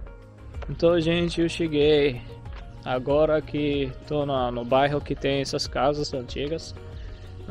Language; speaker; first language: Portuguese; non-native, fluent; Arabic